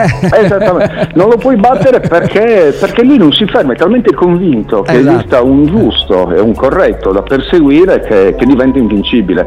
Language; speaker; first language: Italian; native; Italian